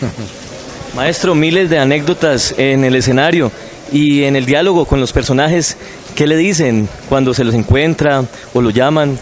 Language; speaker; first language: Spanish; native; Spanish